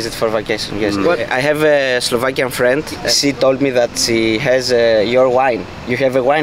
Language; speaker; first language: English; non-native, learner; Greek